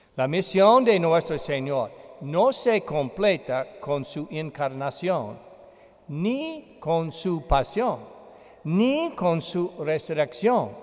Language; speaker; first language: Spanish; non-native, fluent; English